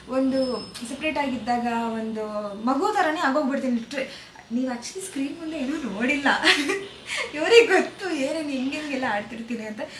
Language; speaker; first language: Kannada; non-native, local second language; Malayalam